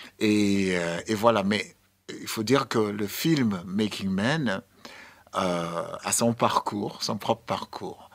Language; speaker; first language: French; non-native, fluent; English